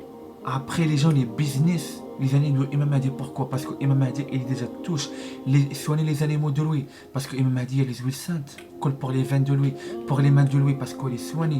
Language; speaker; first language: French; non-native, learner; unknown